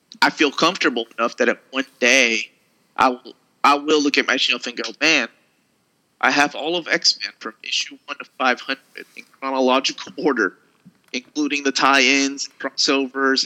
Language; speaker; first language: English; early bilingual, other home language; Spanish